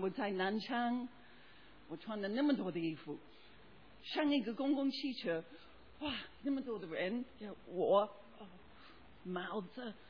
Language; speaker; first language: Chinese; non-native, learner; English